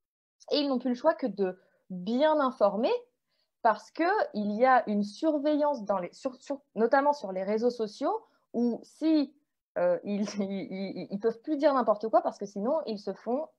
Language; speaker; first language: French; native; French